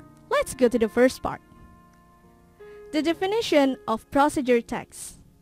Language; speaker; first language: English; non-native, fluent; Indonesian